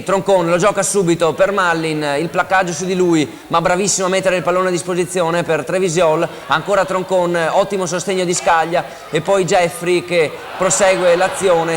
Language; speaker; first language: Italian; native; Italian